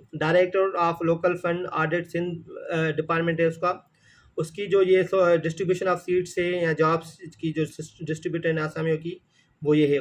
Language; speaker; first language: Urdu; non-native, local second language; Sindhi